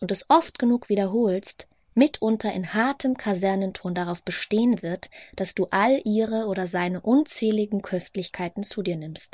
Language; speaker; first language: German; native; German